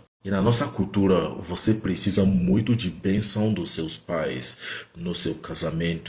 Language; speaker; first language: Portuguese; non-native, fluent; Igbo